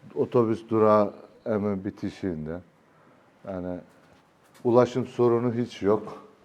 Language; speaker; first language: Turkish; native; Turkish